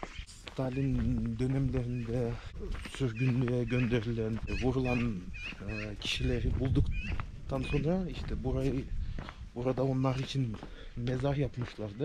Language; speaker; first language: Turkish; non-native, fluent; Kyrgyz